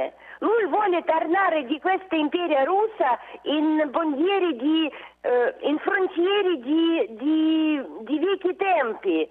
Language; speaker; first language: Italian; non-native, learner; Russian